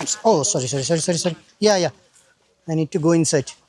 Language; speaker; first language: English; non-native, learner; Bangla